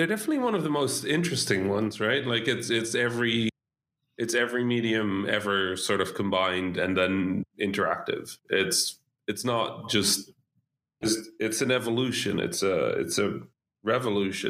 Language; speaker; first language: English; non-native, fluent; Dutch